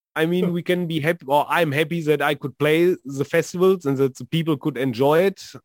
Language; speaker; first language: English; non-native, fluent; German